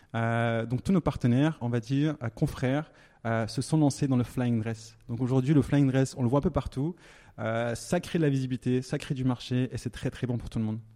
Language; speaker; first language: French; native; French